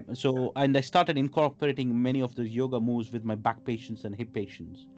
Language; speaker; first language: English; non-native, local second language; Malayalam